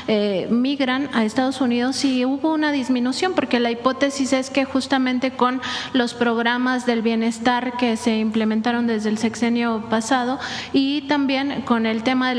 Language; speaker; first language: Spanish; native; Spanish